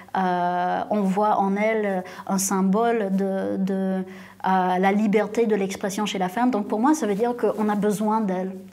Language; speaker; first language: French; non-native, local second language; English